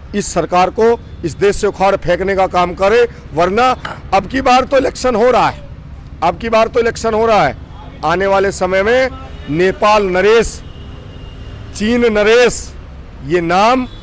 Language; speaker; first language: Hindi; native; Hindi